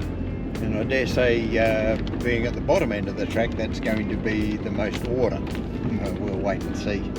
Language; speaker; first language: English; native; English